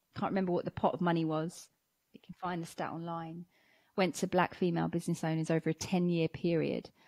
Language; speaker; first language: English; native; English